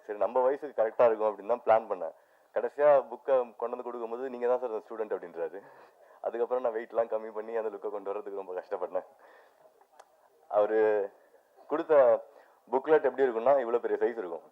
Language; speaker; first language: Tamil; native; Tamil